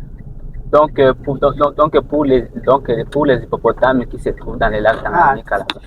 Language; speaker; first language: French; non-native, local second language; Rundi